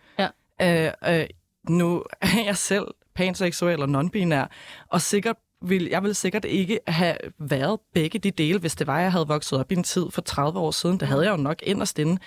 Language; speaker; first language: Danish; native; Danish